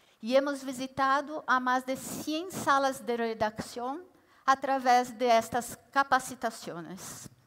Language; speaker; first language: Spanish; non-native, fluent; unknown